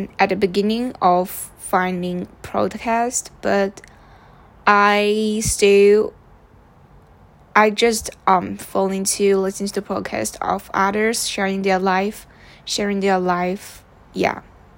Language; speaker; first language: English; non-native, fluent; Chinese